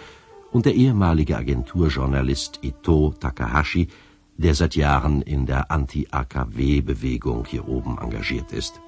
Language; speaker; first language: German; native; German